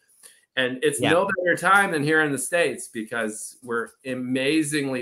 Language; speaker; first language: English; native; English